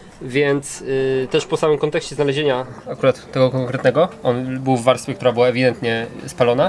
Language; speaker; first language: Polish; native; Polish